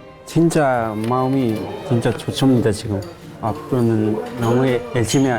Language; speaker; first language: Korean; non-native, learner; Nepali